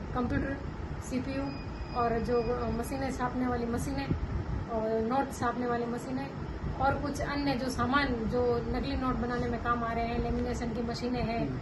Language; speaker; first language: Hindi; native; Hindi